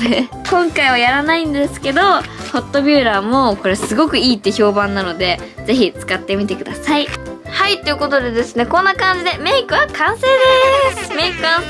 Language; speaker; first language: Japanese; native; Japanese